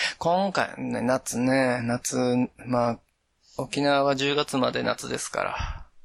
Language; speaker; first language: Japanese; native; Japanese